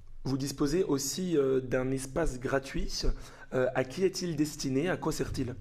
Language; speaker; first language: French; native; French